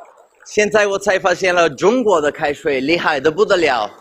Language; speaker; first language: Chinese; non-native, fluent; Italian